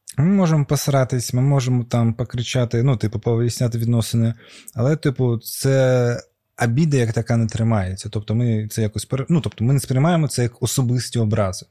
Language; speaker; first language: Ukrainian; non-native, local second language; Russian